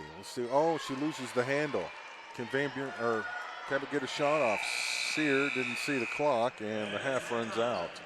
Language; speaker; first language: English; native; English